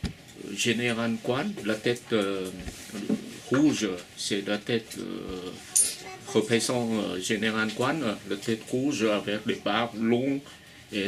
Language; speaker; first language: French; non-native, fluent; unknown